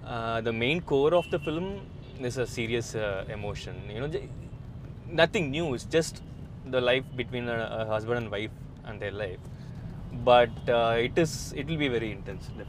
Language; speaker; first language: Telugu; non-native, learner; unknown